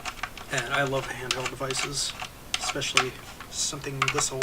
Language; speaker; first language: English; native; English